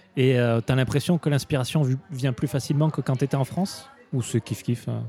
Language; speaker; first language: French; native; French